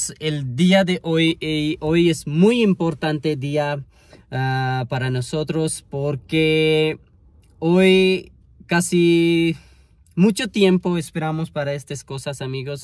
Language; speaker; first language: Spanish; non-native, learner; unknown